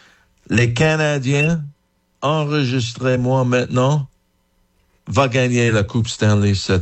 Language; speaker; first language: French; non-native, fluent; English